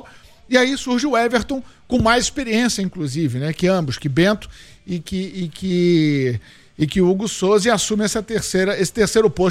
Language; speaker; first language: Portuguese; native; Portuguese